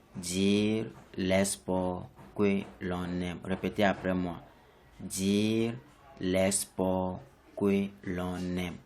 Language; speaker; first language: French; non-native, fluent; English